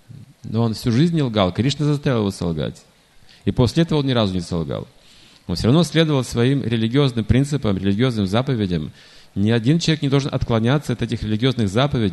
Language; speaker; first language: Russian; native; Russian